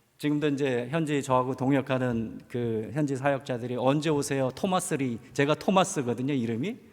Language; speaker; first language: Korean; native; Korean